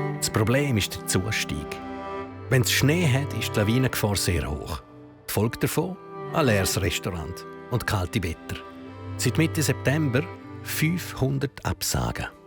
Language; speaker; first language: German; native; German